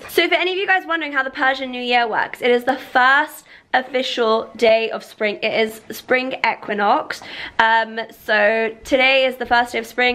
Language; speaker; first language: English; early bilingual, other home language; Persian